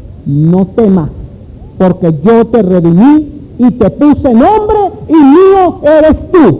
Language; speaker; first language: Spanish; native; Spanish